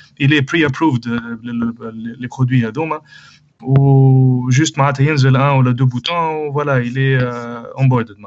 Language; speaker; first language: French; non-native, local second language; Arabic